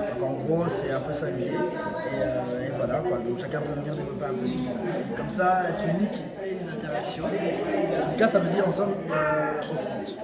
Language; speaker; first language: French; early bilingual, other home language; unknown